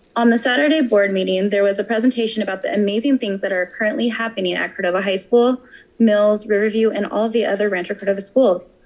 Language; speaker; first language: English; native; English